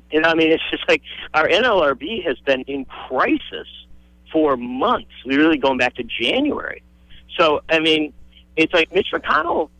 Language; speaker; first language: English; native; English